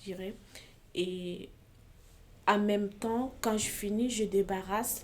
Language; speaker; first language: French; non-native, fluent; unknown